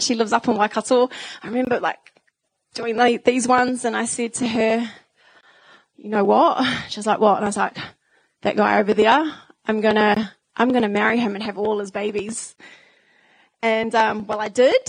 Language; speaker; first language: English; native; English